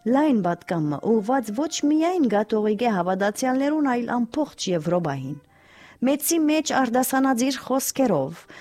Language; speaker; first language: Armenian; early bilingual, heritage; Armenian